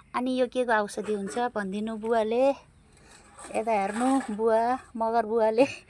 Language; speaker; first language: Nepali; non-native, local second language; Gurung